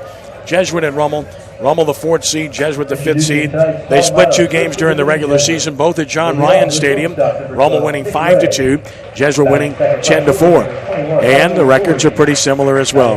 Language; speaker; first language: English; native; English